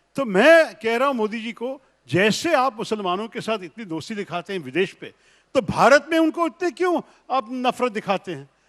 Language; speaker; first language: Hindi; non-native, local second language; Malayalam